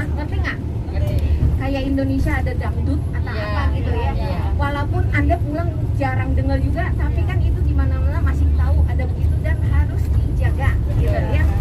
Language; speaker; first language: Indonesian; non-native, fluent; Cantonese